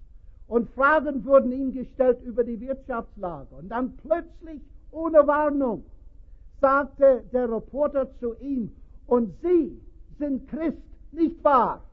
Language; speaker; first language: German; non-native, fluent; English